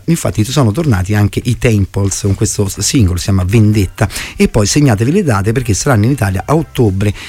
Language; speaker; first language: Italian; native; Italian